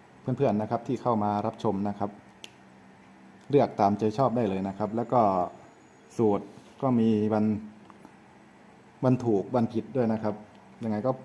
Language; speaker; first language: Thai; native; Thai